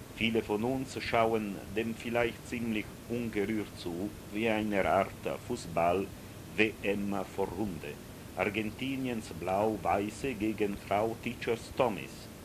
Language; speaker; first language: German; non-native, local second language; Italian